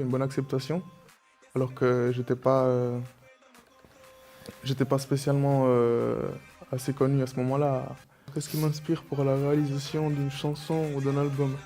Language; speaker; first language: French; early bilingual, other home language; Spanish